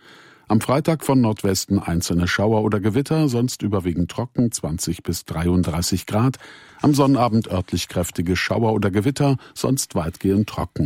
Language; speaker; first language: German; native; German